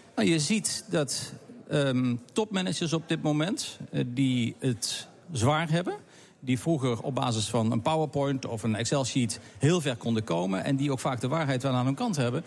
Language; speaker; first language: Dutch; native; Dutch